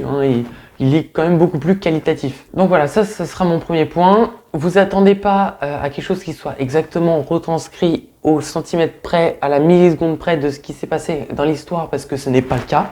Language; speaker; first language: French; native; French